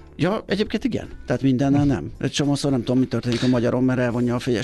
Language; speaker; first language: Hungarian; native; Hungarian